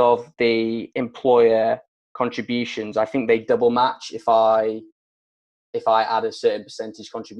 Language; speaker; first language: English; native; English